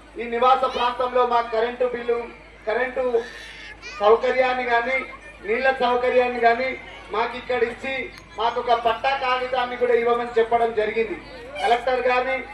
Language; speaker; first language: Telugu; non-native, local second language; Lambadi